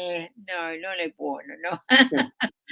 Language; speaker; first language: Italian; early bilingual, heritage; Sicilian